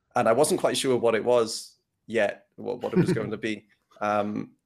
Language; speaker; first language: English; native; English